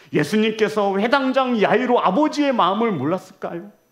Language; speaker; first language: Korean; native; Korean